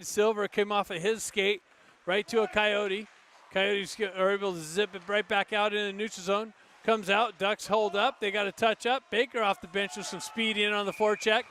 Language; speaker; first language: English; native; English